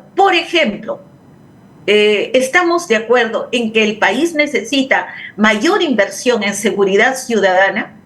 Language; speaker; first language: Spanish; native; Spanish